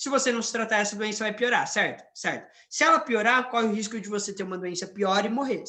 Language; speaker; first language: Portuguese; native; Portuguese